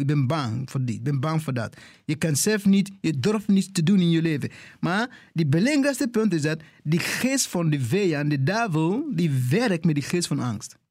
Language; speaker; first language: Dutch; non-native, fluent; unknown